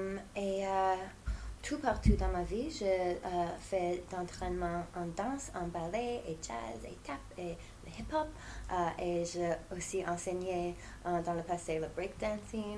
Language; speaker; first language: French; non-native, fluent; English